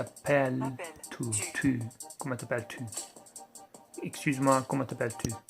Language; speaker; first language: French; non-native, learner; English